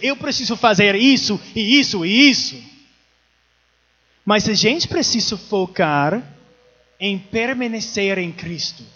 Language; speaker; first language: Portuguese; non-native, learner; English